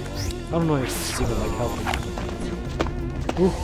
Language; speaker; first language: English; native; English